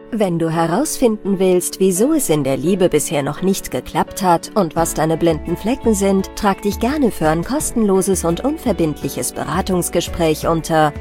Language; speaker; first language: German; native; German